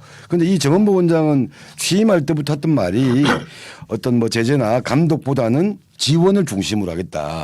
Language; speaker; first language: Korean; native; Korean